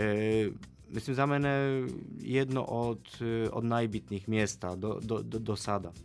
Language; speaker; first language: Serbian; non-native, fluent; Polish